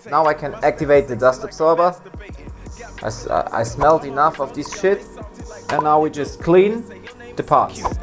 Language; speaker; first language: English; non-native, fluent; German